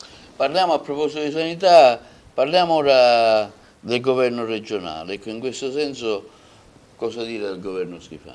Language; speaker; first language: Italian; native; Italian